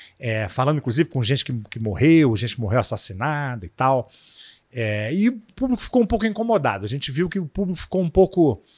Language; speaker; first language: Portuguese; native; Portuguese